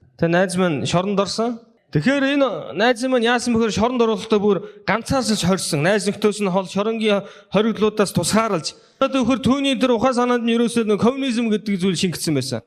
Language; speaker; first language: Mongolian; non-native, fluent; Korean